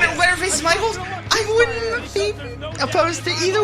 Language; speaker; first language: English; native; English